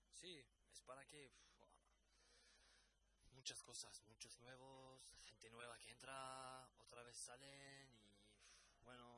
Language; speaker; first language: Spanish; non-native, fluent; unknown